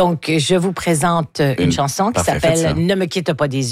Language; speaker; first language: French; native; French